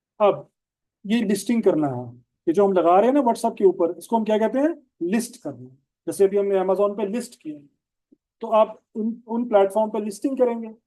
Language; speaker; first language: Urdu; non-native, local second language; Punjabi